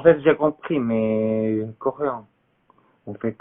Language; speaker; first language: French; non-native, learner; Korean